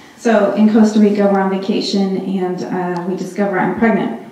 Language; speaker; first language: English; early bilingual, other home language; Hindi